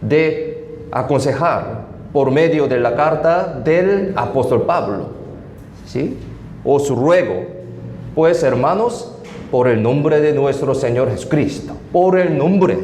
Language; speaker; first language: Spanish; non-native, fluent; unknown